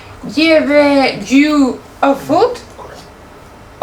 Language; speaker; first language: French; non-native, learner; Spanish